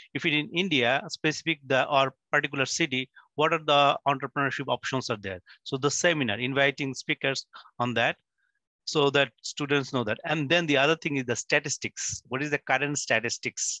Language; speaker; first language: English; non-native, local second language; Bangla